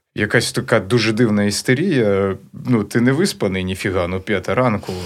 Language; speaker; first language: Ukrainian; native; Ukrainian